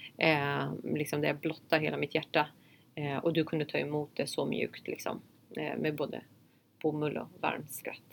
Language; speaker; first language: Swedish; early bilingual, other home language; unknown